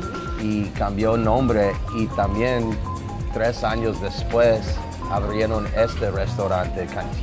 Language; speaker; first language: Spanish; non-native, learner; English